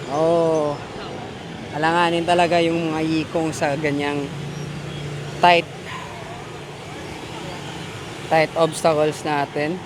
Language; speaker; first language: Filipino; native; Filipino